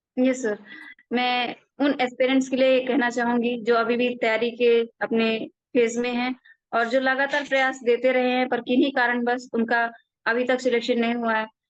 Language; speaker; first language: Hindi; native; Hindi